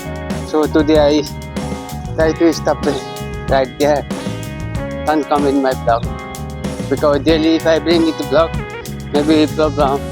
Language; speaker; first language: English; non-native, learner; Nepali